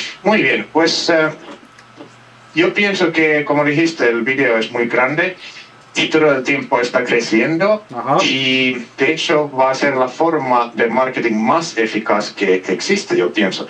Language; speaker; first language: Spanish; non-native, fluent; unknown